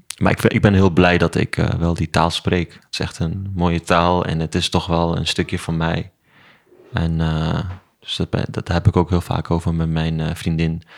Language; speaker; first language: Dutch; early bilingual, other home language; Kurdish